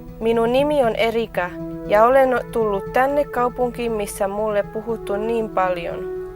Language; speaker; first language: Finnish; non-native, learner; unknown